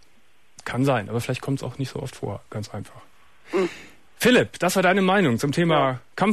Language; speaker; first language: German; native; German